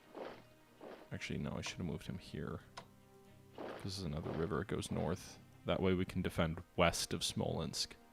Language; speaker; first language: English; native; English